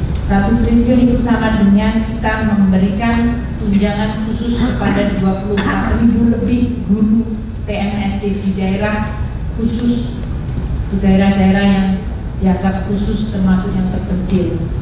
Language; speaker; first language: Indonesian; native; Indonesian